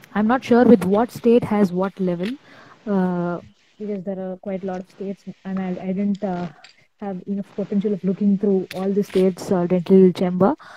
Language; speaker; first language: English; non-native, local second language; Tamil